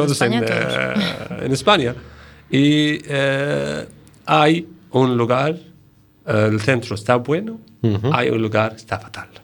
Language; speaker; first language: Spanish; non-native, learner; Arabic